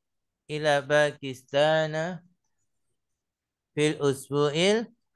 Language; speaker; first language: Arabic; non-native, fluent; Indonesian